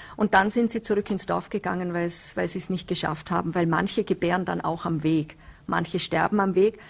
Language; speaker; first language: German; native; German